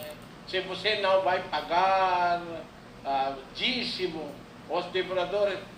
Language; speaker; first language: Portuguese; non-native, learner; Filipino